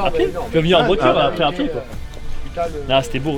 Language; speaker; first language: French; native; French